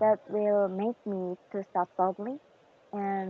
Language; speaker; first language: English; non-native, learner; Korean